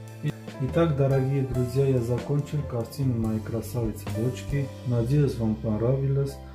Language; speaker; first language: Russian; non-native, fluent; Armenian